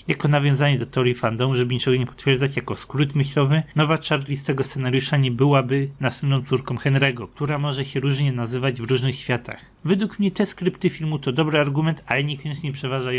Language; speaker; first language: Polish; native; Polish